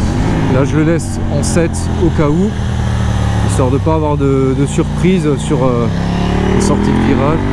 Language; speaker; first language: French; native; French